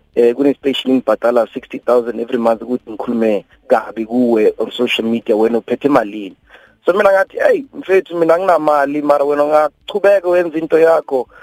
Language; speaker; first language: Zulu; non-native, local second language; Venda